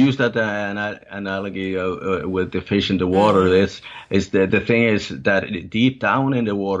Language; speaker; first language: English; non-native, fluent; Danish